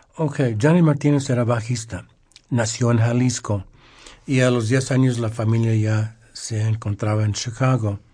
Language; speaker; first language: Spanish; early bilingual, heritage; Spanish